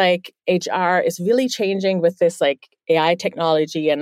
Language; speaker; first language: English; non-native, fluent; German